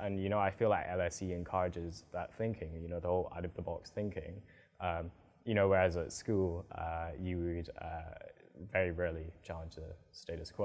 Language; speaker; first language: English; native; English